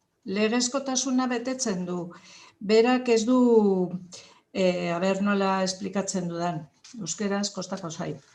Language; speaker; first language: Basque; non-native, local second language; Spanish